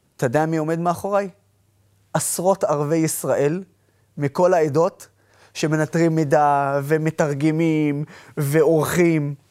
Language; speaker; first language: Hebrew; non-native, local second language; Arabic